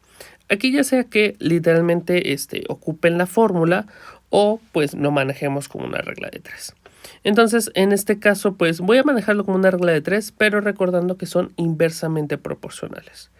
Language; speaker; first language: Spanish; native; Spanish